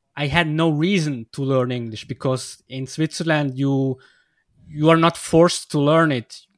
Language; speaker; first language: English; non-native, fluent; Swiss German